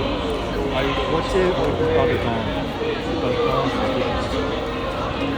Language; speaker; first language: French; non-native, learner; Japanese